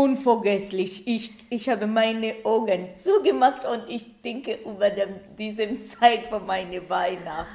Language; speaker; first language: German; non-native, learner; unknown